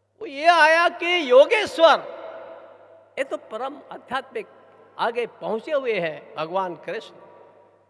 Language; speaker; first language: Hindi; non-native, local second language; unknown